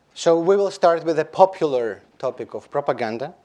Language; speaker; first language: English; non-native, fluent; Belarusian